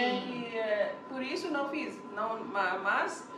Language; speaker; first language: Portuguese; non-native, learner; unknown